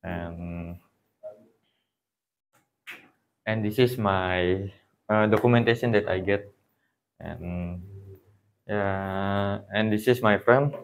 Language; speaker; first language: English; non-native, learner; Indonesian